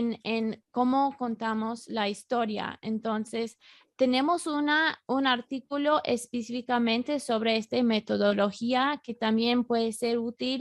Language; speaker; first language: Spanish; non-native, fluent; English